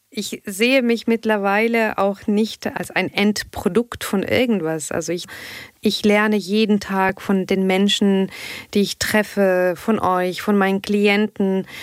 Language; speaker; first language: German; non-native, fluent; Arabic